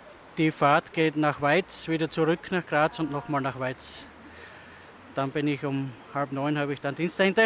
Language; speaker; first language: German; native; German